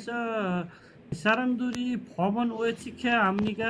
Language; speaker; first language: Korean; non-native, learner; Nepali